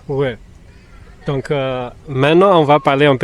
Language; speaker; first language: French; non-native, fluent; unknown